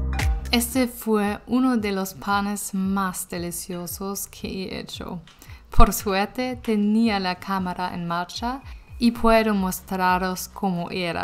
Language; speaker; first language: Spanish; non-native, learner; German